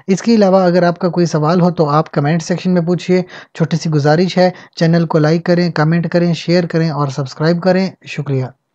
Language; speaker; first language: Hindi; native; Hindi